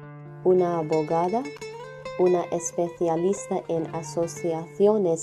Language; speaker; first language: Spanish; non-native, fluent; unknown